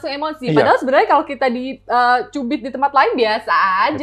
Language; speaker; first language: Indonesian; native; Indonesian